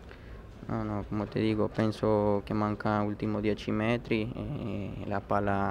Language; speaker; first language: Italian; non-native, learner; Spanish